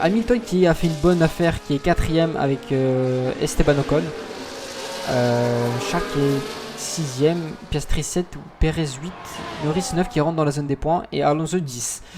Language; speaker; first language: French; native; French